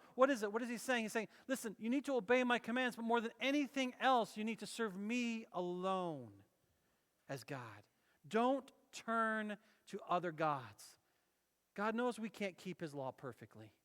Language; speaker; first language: English; native; English